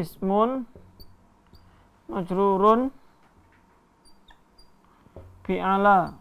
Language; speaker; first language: Arabic; non-native, fluent; Indonesian